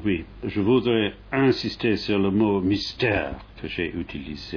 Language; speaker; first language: French; non-native, fluent; English